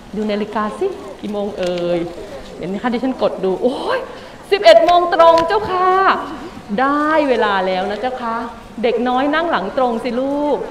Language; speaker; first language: Thai; native; Thai